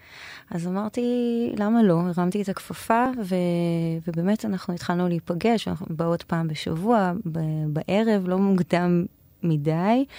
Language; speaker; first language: Hebrew; native; Hebrew